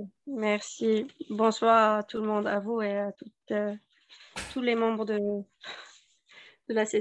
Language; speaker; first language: French; non-native, learner; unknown